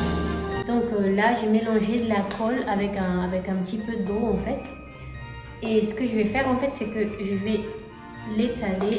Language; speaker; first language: French; native; French